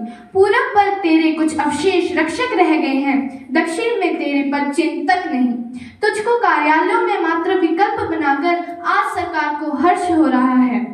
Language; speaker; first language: Hindi; native; Hindi